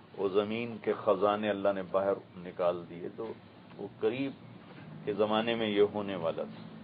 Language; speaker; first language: Urdu; non-native, local second language; Punjabi